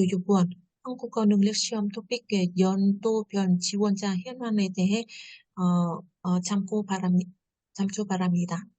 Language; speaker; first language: Korean; non-native, fluent; Vietnamese